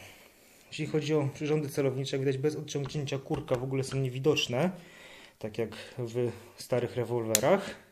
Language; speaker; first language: Polish; native; Polish